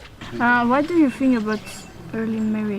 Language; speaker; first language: English; non-native, learner; French